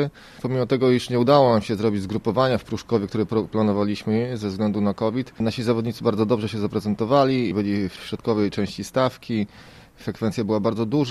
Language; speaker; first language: Polish; native; Polish